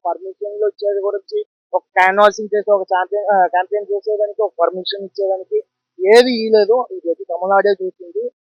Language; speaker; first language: Telugu; native; Telugu